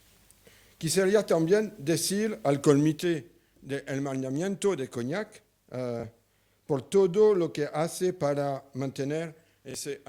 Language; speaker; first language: Spanish; non-native, learner; French